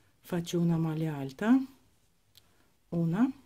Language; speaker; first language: Italian; non-native, fluent; Ukrainian